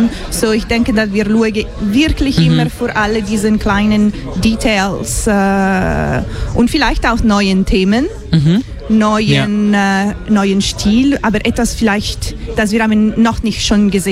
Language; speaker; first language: German; non-native, learner; English